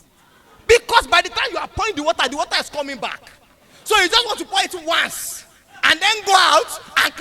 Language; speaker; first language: English; non-native, local second language; Yoruba